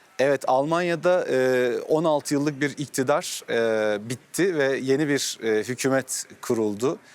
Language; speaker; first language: Turkish; native; Turkish